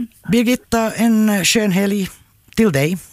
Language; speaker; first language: Swedish; native; Swedish